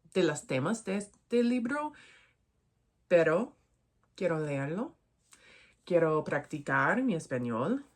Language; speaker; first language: Spanish; non-native, learner; English